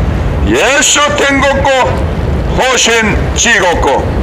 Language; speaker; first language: Japanese; non-native, learner; Korean